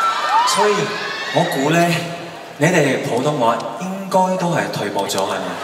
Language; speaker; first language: Cantonese; non-native, learner; Chinese